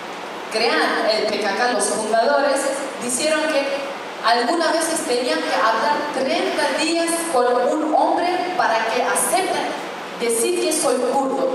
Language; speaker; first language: Spanish; non-native, fluent; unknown